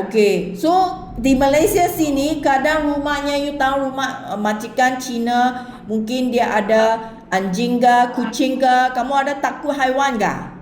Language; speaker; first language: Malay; non-native, local second language; Chinese